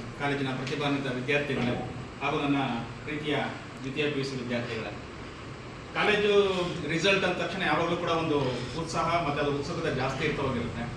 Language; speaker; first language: Kannada; native; Kannada